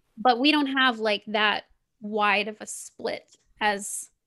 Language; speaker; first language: English; native; English